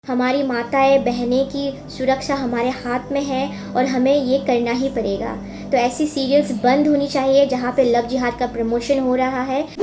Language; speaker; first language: Hindi; non-native, local second language; Assamese